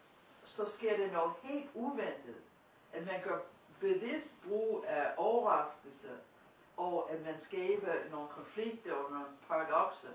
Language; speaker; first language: Danish; non-native, fluent; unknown